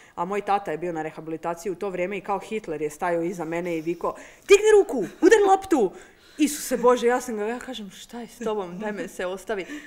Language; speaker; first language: Croatian; native; Croatian